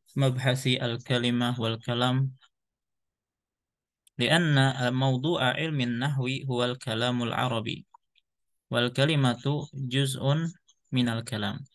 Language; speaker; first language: Arabic; non-native, fluent; Indonesian